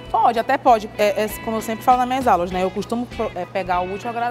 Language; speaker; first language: Portuguese; native; Portuguese